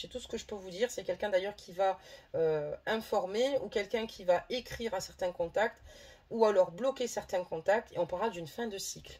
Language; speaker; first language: French; native; French